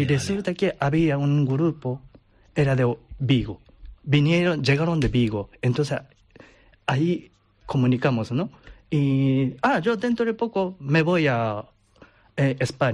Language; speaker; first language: Spanish; non-native, learner; Japanese